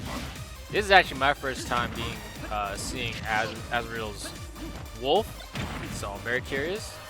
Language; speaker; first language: English; native; English